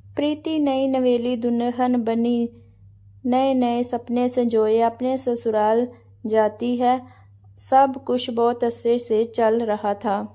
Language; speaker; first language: Hindi; non-native, local second language; Punjabi